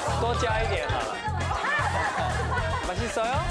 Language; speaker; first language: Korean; non-native, fluent; Chinese